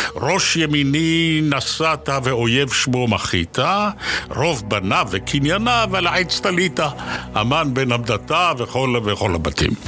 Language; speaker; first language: Hebrew; native; Hebrew